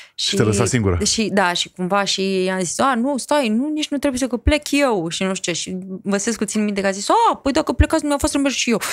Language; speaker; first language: Romanian; native; Romanian